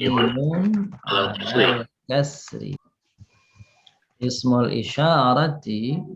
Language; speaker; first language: Arabic; non-native, fluent; Indonesian